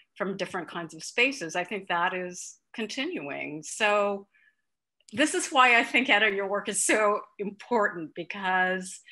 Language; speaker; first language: English; native; English